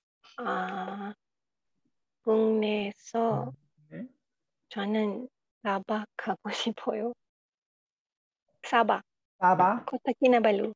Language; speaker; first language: Korean; non-native, learner; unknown